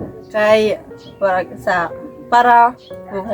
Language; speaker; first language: Filipino; non-native, local second language; Cebuano